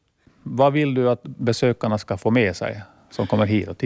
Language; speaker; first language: Swedish; native; Swedish